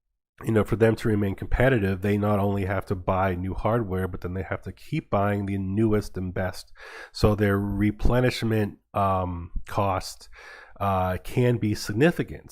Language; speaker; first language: English; native; English